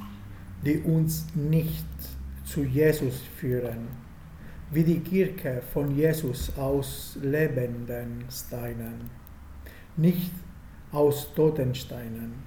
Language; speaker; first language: German; non-native, fluent; Italian